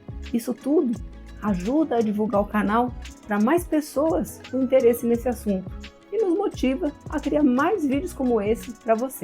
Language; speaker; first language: Portuguese; native; Portuguese